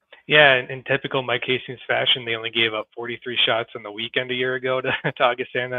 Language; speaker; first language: English; native; English